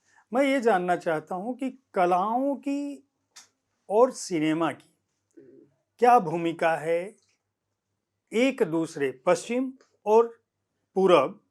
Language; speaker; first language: Hindi; native; Hindi